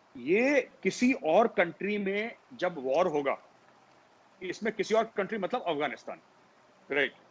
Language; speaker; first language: Hindi; native; Hindi